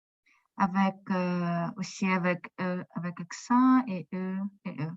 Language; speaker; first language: French; non-native, learner; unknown